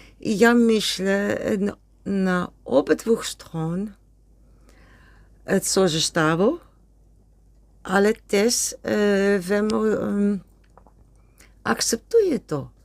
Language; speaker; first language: Polish; non-native, learner; Dutch